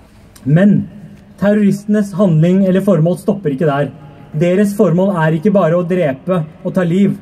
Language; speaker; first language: Norwegian; early bilingual, other home language; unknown